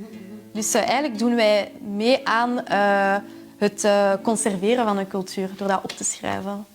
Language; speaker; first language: Dutch; non-native, local second language; French